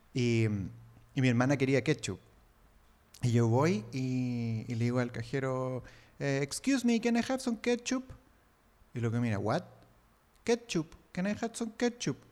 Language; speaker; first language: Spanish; native; Spanish